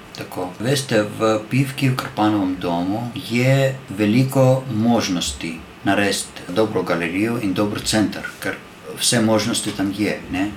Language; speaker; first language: Slovenian; non-native, learner; Armenian